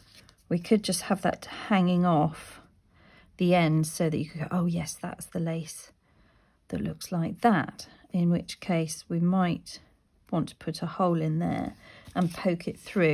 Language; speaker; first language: English; native; English